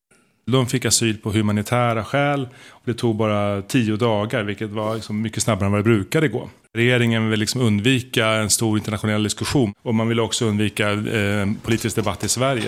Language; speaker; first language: Swedish; native; Swedish